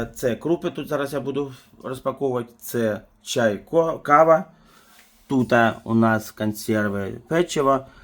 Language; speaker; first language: Ukrainian; native; Ukrainian